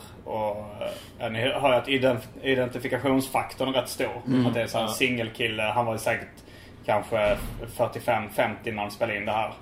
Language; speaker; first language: Swedish; native; Swedish